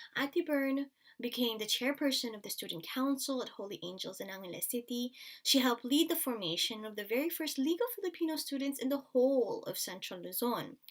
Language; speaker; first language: English; non-native, local second language; Filipino